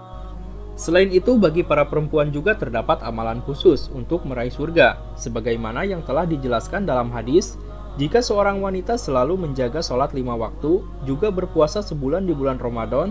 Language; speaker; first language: Indonesian; native; Indonesian